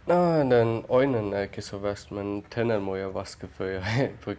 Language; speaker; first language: Norwegian; non-native, fluent; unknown